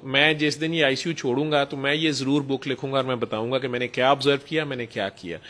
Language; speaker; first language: Urdu; non-native, local second language; Punjabi